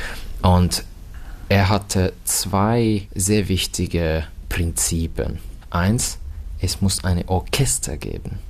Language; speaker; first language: German; non-native, fluent; Finnish